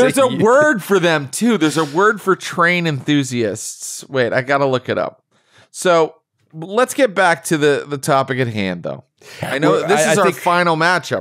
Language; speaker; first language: English; native; English